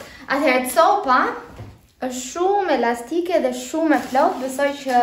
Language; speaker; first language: Albanian; early bilingual, heritage; Albanian